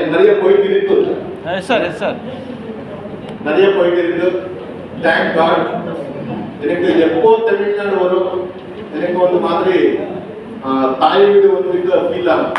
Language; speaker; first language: Tamil; non-native, learner; Kannada